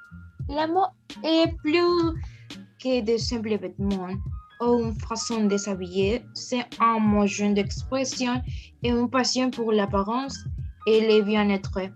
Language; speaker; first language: French; non-native, learner; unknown